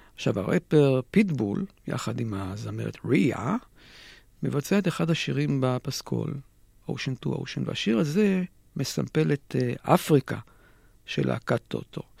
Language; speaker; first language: Hebrew; native; Hebrew